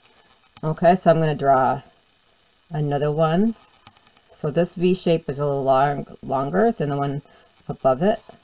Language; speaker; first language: English; native; English